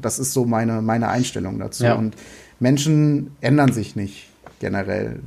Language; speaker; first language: German; native; German